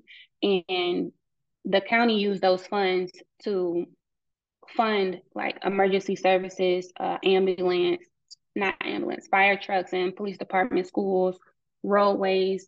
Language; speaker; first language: English; native; English